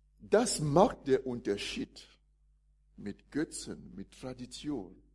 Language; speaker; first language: German; non-native, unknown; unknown